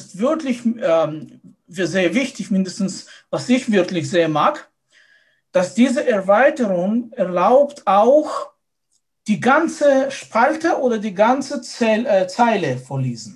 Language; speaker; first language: German; non-native, fluent; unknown